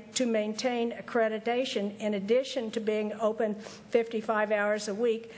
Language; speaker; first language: English; native; English